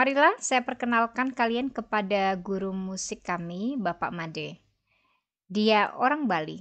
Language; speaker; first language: Indonesian; native; Indonesian